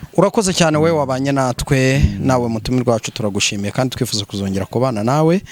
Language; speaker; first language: Kinyarwanda; native; Kinyarwanda